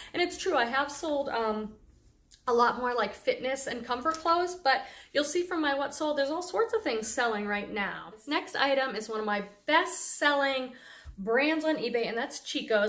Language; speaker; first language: English; native; English